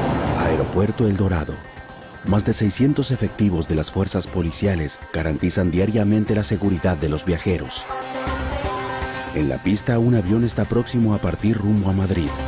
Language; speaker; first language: Spanish; native; Spanish